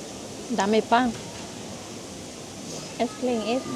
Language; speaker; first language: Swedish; non-native, learner; Filipino